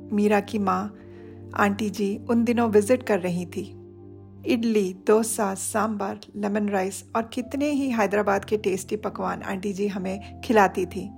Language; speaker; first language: Hindi; non-native, local second language; Odia